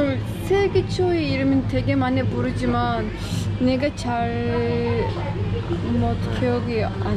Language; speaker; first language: Korean; non-native, learner; Turkish